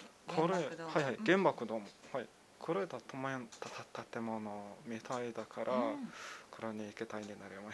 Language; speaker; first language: Japanese; non-native, learner; Mongolian